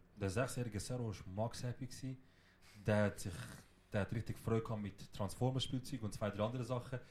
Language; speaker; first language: German; early bilingual, other home language; Kurdish